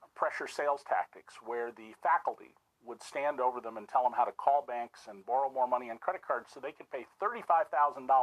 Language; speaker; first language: English; native; English